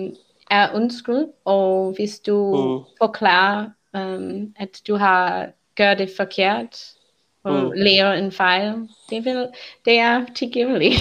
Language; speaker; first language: Danish; non-native, learner; English